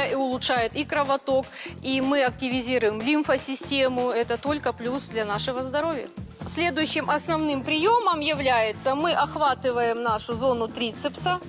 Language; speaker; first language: Russian; native; Russian